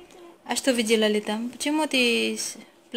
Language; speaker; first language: Russian; non-native, learner; Filipino